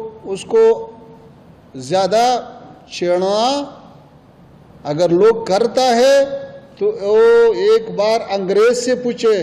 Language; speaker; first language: Hindi; non-native, fluent; Pashto